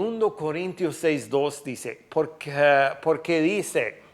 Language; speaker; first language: Spanish; non-native, fluent; English